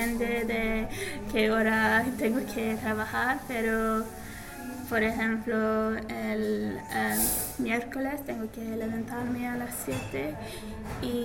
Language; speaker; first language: Spanish; non-native, learner; English